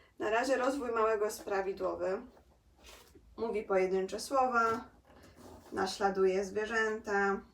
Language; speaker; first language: Polish; native; Polish